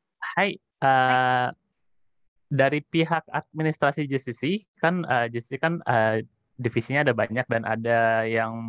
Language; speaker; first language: Indonesian; native; Indonesian